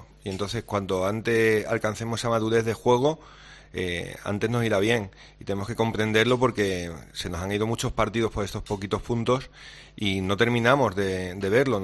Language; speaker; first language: Spanish; native; Spanish